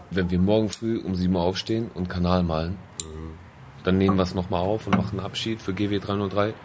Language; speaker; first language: German; native; German